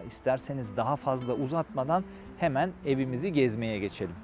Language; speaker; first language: Turkish; native; Turkish